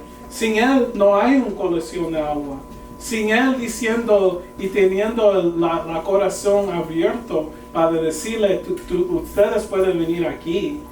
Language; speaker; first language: Spanish; early bilingual, heritage; English